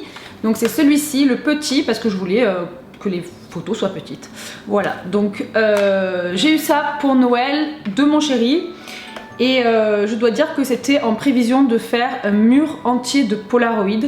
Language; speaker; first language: French; native; French